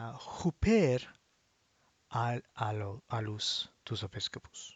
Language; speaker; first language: Greek; non-native, learner; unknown